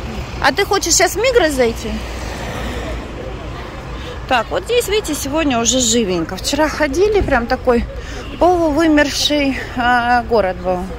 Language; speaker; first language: Russian; native; Russian